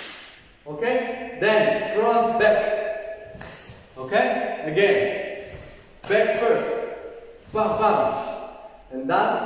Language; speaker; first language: English; non-native, learner; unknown